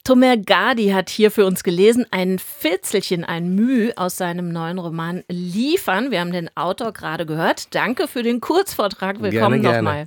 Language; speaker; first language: German; native; German